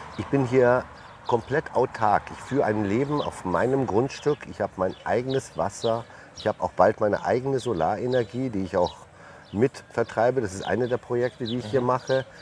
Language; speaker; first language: German; early bilingual, other home language; Turkish